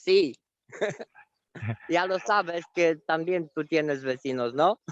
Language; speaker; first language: Spanish; non-native, fluent; Romanian